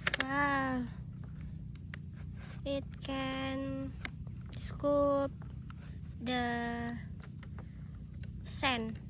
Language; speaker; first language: English; non-native, learner; Indonesian